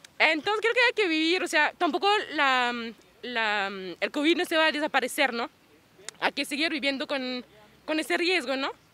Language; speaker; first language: Spanish; non-native, fluent; Malagasy